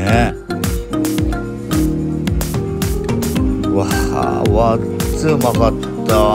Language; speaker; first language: Japanese; native; Japanese